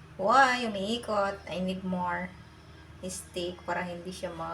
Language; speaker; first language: Filipino; non-native, local second language; Bikol